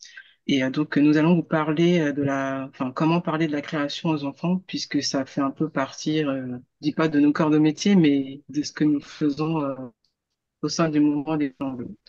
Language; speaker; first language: French; native; French